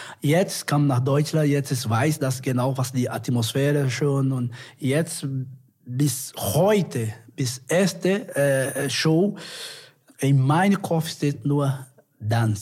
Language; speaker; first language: German; non-native, learner; Portuguese